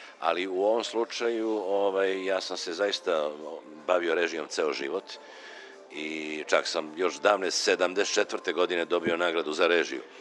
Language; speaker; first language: Serbian; non-native, local second language; Macedonian